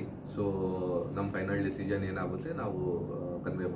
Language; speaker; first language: Kannada; non-native, local second language; Hindi